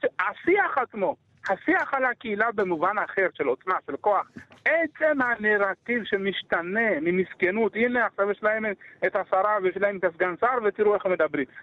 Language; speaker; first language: Hebrew; early bilingual, other home language; Amharic